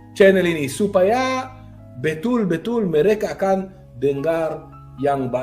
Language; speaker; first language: Indonesian; non-native, fluent; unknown